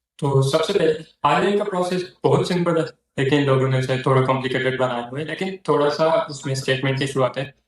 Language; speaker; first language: Urdu; non-native, local second language; Northern Hindko